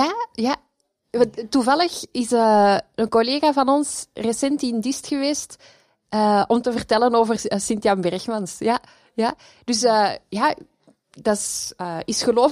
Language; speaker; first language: Dutch; native; Dutch